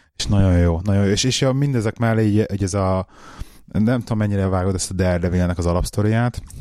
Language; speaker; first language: Hungarian; native; Hungarian